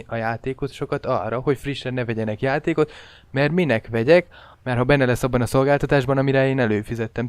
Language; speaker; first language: Hungarian; native; Hungarian